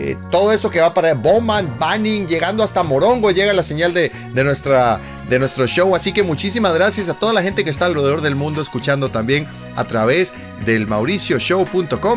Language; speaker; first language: Spanish; native; Spanish